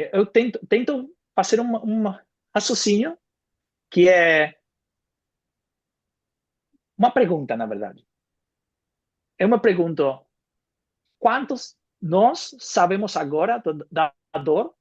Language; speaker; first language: Portuguese; non-native, fluent; Spanish